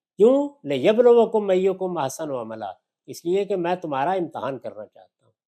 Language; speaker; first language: Urdu; non-native, local second language; Punjabi